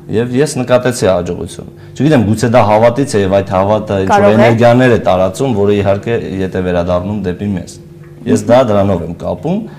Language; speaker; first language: Armenian; non-native, local second language; Kurdish